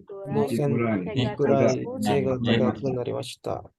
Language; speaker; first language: Japanese; non-native, learner; Indonesian